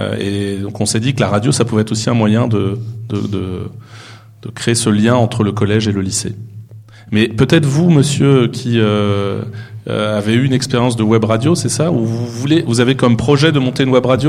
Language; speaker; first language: French; native; French